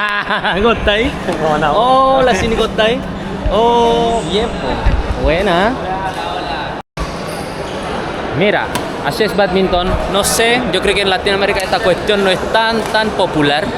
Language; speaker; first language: Spanish; non-native, fluent; Indonesian